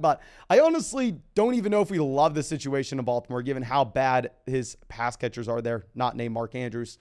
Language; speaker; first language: English; native; English